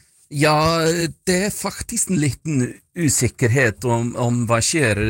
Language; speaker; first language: Norwegian; non-native, fluent; Icelandic